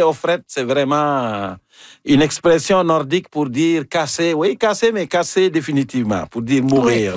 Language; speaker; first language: French; native; French